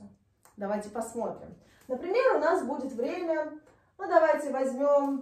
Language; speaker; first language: Russian; native; Russian